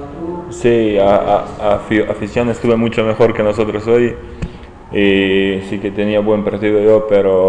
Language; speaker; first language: Spanish; non-native, learner; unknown